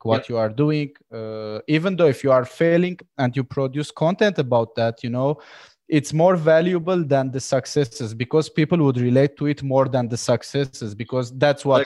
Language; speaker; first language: English; non-native, fluent; Armenian